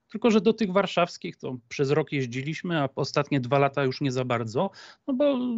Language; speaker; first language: Polish; native; Polish